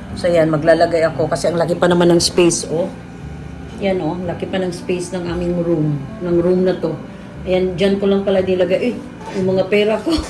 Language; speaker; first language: Filipino; native; Filipino